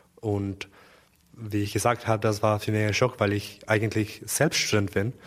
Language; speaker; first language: German; non-native, learner; Spanish